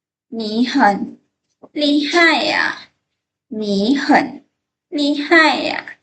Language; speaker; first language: Chinese; non-native, fluent; Lao